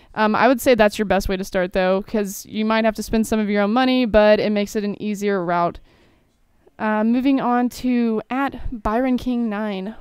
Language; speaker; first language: English; native; English